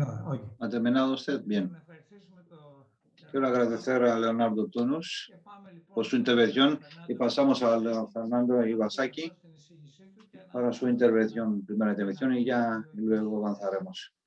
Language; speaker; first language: Spanish; non-native, fluent; Greek